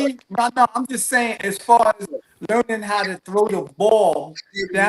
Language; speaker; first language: English; native; English